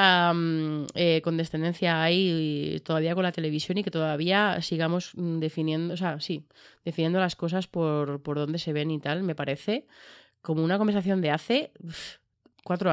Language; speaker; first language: Spanish; native; Spanish